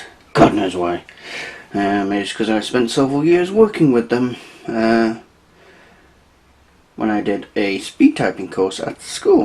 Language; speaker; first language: English; native; English